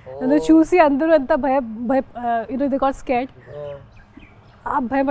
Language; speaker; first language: Telugu; non-native, local second language; Hindi